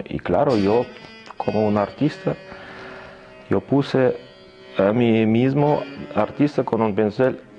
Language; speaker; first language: Spanish; non-native, learner; Russian